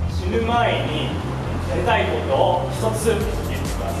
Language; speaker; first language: Japanese; non-native, learner; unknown